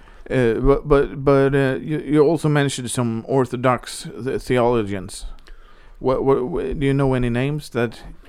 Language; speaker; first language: English; non-native, fluent; Swedish